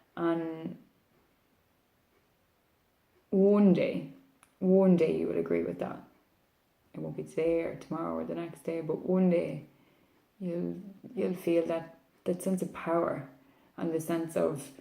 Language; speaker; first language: English; native; English